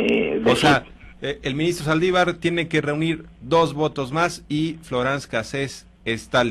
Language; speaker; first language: Spanish; native; Spanish